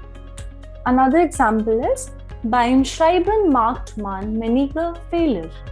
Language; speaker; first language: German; non-native, fluent; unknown